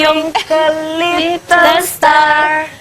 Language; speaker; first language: English; non-native, learner; Indonesian